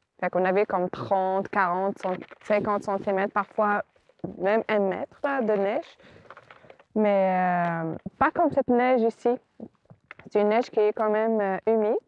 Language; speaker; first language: French; native; French